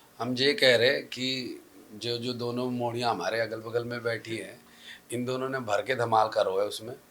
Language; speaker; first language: Hindi; native; Hindi